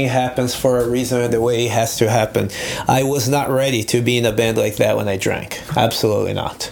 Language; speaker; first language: English; non-native, fluent; Portuguese